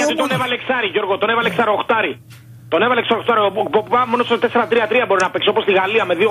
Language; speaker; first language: Greek; native; Greek